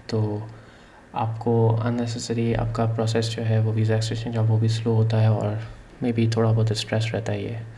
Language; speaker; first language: Urdu; native; Urdu